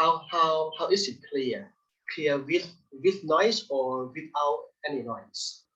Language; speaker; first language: English; non-native, fluent; Thai